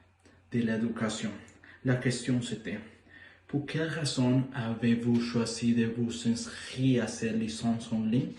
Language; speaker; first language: French; non-native, learner; Spanish